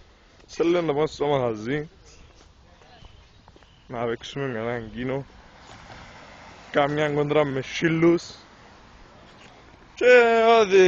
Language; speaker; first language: Greek; native; Greek